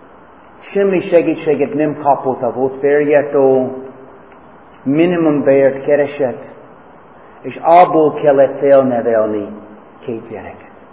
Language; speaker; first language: Hungarian; non-native, fluent; English